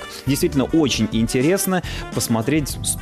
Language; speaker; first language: Russian; native; Russian